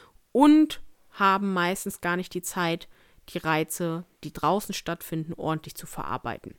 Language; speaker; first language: German; native; German